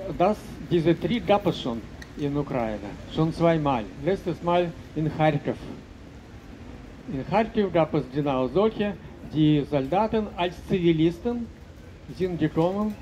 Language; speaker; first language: German; non-native, learner; Russian